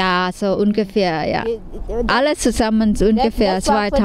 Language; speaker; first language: German; non-native, learner; Thai